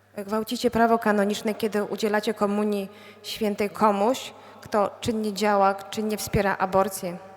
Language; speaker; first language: Polish; native; Polish